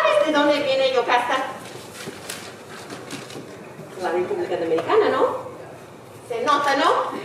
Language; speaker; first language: Spanish; non-native, learner; English